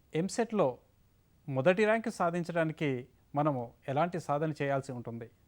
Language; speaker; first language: Telugu; native; Telugu